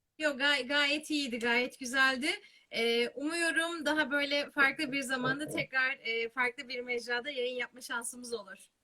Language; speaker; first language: Turkish; native; Turkish